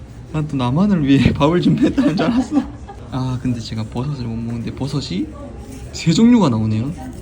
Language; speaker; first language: Korean; native; Korean